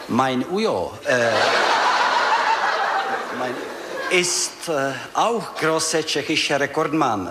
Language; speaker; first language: German; non-native, learner; Czech